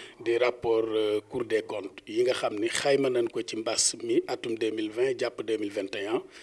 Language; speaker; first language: Wolof; native; Wolof